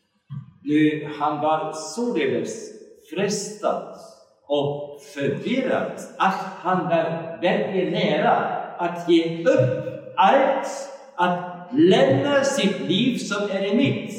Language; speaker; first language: Swedish; non-native, fluent; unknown